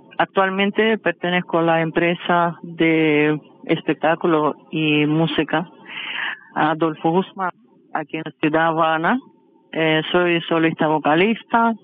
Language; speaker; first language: Spanish; non-native, fluent; Russian